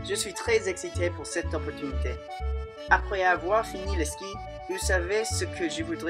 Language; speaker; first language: French; non-native, learner; English